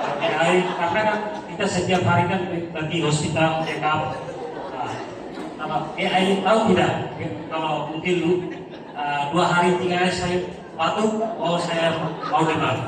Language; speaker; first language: Indonesian; non-native, learner; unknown